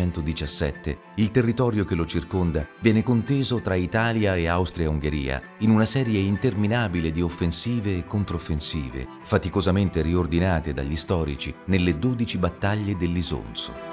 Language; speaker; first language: Italian; native; Italian